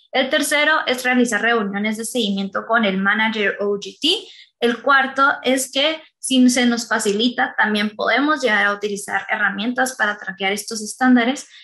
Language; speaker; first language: Spanish; native; Spanish